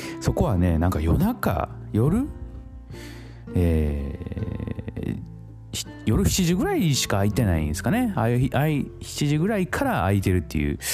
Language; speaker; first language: Japanese; native; Japanese